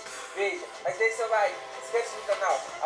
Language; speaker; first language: Portuguese; native; Portuguese